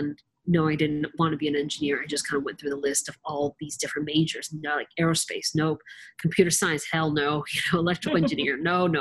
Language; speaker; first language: English; native; English